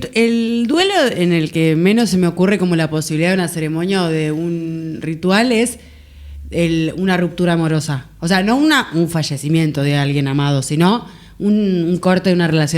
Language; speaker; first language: Spanish; native; Spanish